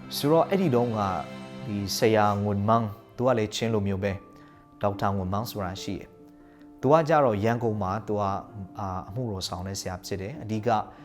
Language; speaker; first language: Burmese; non-native, local second language; Hakha Chin